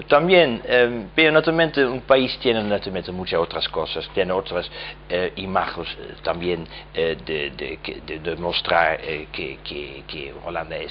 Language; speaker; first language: Spanish; non-native, fluent; Dutch